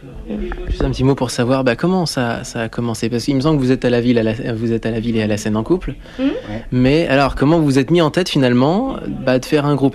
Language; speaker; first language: French; native; French